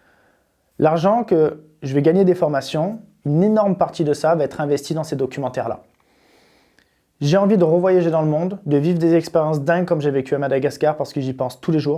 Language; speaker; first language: French; native; French